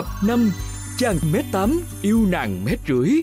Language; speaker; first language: Vietnamese; native; Vietnamese